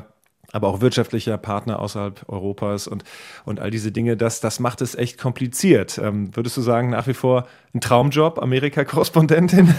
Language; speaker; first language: German; native; German